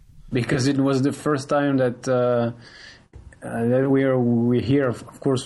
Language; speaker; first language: English; non-native, fluent; French